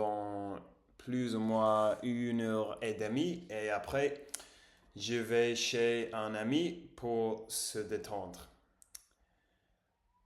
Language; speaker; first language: French; non-native, learner; English